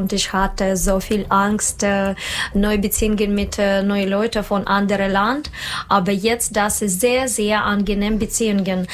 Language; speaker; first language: German; non-native, learner; Russian